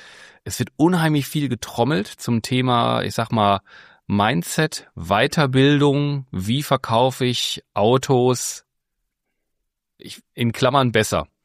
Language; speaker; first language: German; native; German